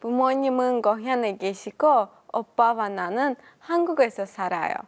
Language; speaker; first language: Korean; non-native, learner; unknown